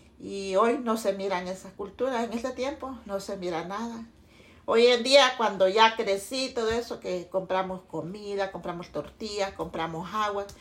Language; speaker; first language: Spanish; native; Spanish